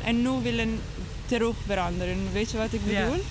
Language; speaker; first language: Dutch; non-native, learner; English